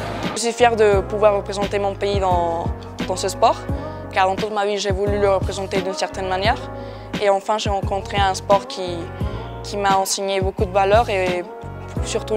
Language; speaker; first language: French; non-native, fluent; Spanish